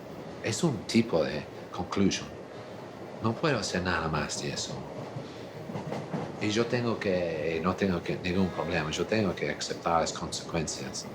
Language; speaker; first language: Spanish; non-native, fluent; English